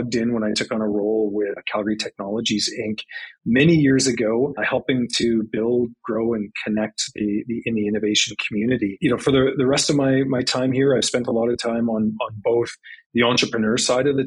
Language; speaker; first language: English; native; English